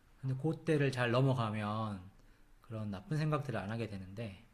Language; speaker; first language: Korean; native; Korean